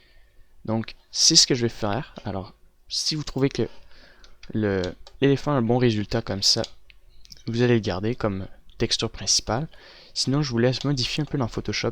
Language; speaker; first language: French; native; French